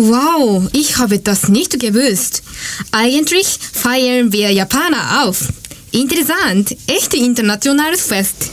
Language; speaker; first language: German; non-native, learner; Japanese